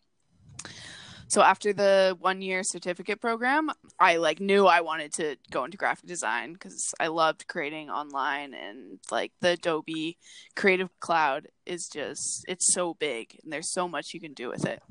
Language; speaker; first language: English; native; English